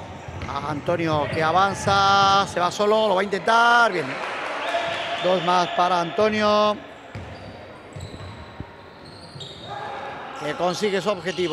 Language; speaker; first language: Spanish; native; Spanish